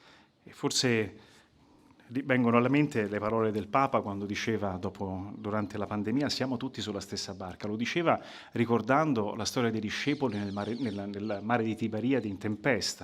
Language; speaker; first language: Italian; native; Italian